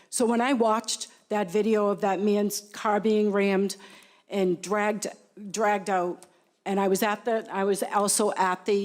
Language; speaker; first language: English; native; English